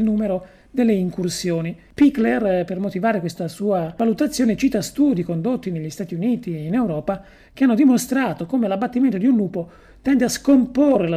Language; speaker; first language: Italian; native; Italian